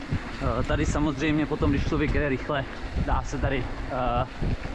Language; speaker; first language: Czech; native; Czech